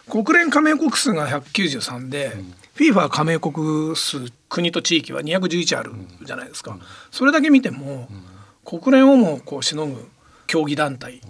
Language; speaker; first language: Japanese; native; Japanese